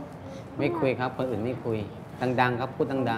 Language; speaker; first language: Thai; native; Thai